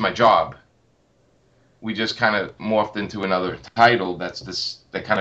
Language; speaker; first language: English; native; English